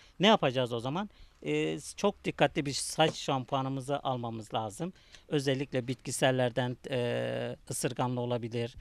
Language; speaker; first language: Turkish; native; Turkish